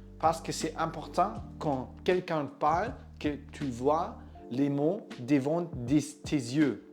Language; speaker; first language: French; non-native, fluent; German